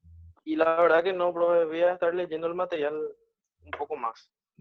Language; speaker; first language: Spanish; native; Spanish